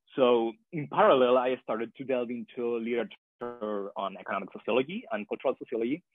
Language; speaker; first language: English; non-native, fluent; Spanish